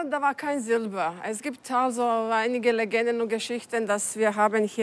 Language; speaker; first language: German; non-native, fluent; Croatian